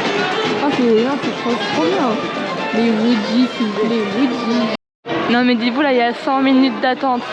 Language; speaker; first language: French; native; French